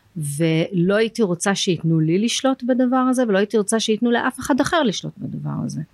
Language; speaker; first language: Hebrew; early bilingual, heritage; Hebrew